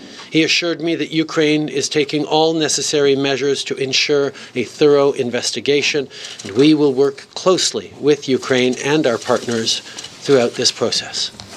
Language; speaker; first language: English; native; English